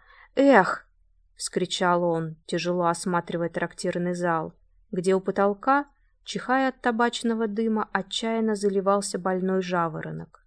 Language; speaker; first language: Russian; native; Russian